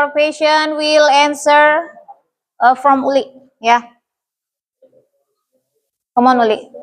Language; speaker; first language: English; non-native, learner; Indonesian